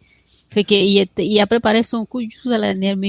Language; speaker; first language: French; non-native, fluent; Spanish